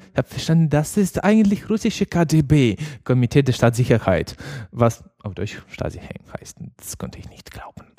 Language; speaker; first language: German; non-native, learner; Ukrainian